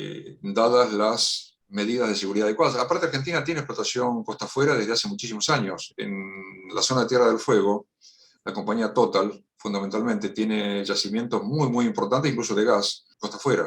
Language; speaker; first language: Spanish; native; Spanish